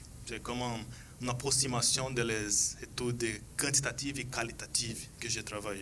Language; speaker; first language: French; non-native, fluent; Portuguese